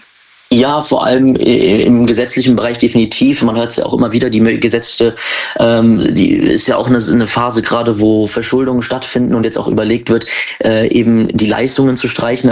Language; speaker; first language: German; native; German